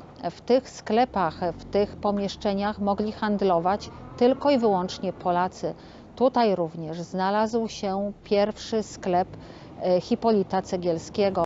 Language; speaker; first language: Polish; native; Polish